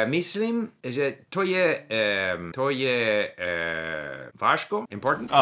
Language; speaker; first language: Czech; non-native, learner; English